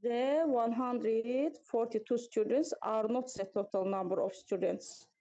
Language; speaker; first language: English; non-native, fluent; Azerbaijani